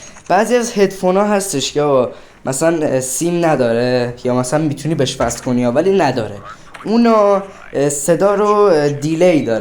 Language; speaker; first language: Persian; native; Persian